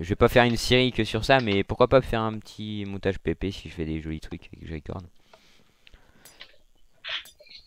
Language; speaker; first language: French; native; French